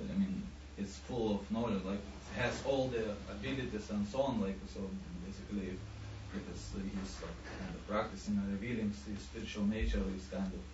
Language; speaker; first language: English; non-native, fluent; Lithuanian